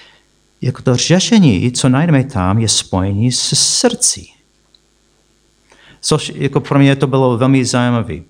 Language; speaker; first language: Czech; non-native, fluent; English